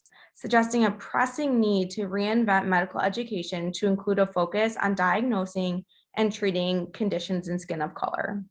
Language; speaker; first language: English; native; English